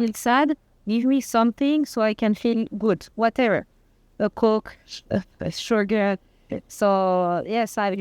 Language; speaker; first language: English; non-native, fluent; Spanish